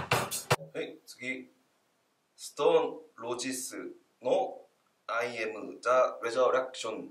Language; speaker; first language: Japanese; non-native, learner; Korean